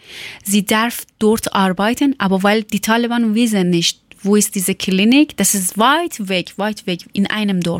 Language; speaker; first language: German; non-native, learner; Persian